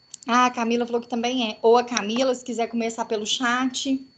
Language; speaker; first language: Portuguese; native; Portuguese